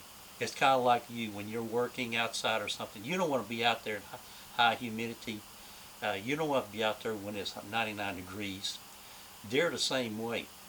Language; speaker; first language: English; native; English